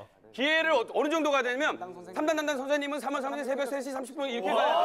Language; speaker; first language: Korean; native; Korean